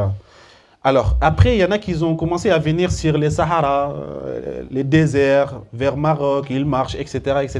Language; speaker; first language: French; early bilingual, other home language; Soninke